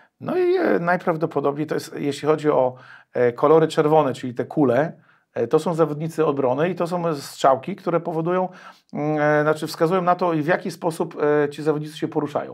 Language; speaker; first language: Polish; native; Polish